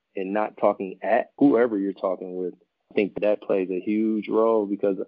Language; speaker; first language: English; native; English